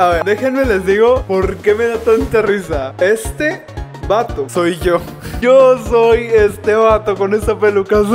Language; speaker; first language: Spanish; native; Spanish